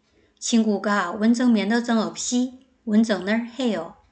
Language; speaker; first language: Korean; non-native, fluent; Chinese